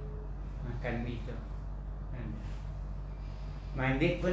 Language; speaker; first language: Indonesian; non-native, local second language; Hakka Chinese